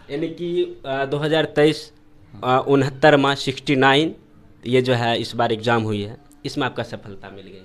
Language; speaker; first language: Hindi; native; Hindi